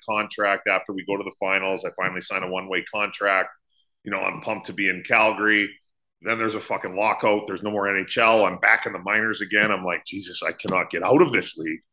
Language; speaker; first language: English; native; English